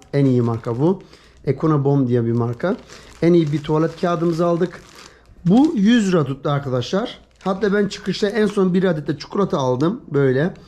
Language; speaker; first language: Turkish; native; Turkish